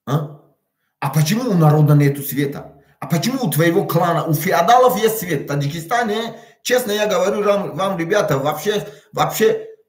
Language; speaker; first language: Russian; non-native, local second language; Tajik